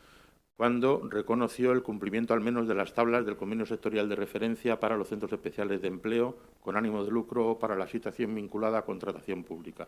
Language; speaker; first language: Spanish; native; Spanish